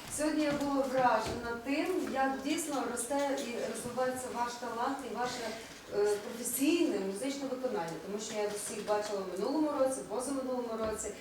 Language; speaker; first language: Ukrainian; native; Ukrainian